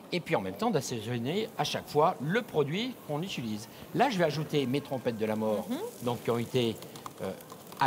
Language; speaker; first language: French; native; French